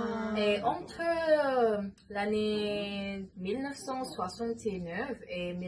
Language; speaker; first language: French; non-native, learner; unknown